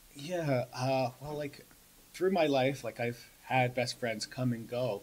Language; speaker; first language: English; native; English